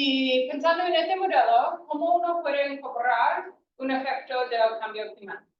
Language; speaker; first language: Spanish; non-native, fluent; English